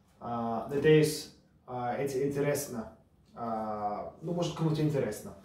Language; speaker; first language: Russian; early bilingual, heritage; Russian